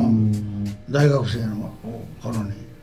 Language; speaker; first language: Japanese; native; Japanese